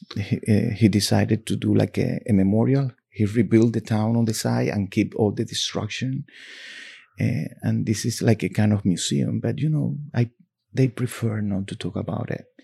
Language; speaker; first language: English; non-native, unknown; Spanish